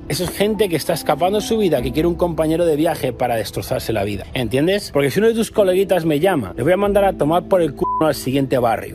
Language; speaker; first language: Spanish; native; Spanish